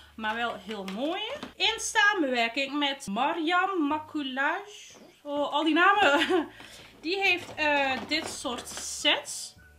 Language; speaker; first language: Dutch; early bilingual, other home language; Arabic